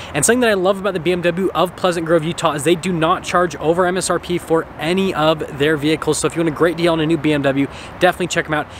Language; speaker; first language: English; native; English